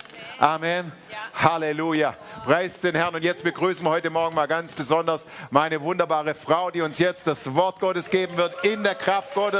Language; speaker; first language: German; native; German